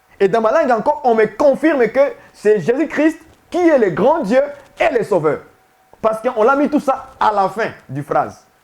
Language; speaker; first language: French; non-native, local second language; Swahili